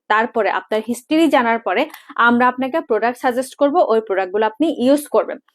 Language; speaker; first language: Bangla; non-native, local second language; Chakma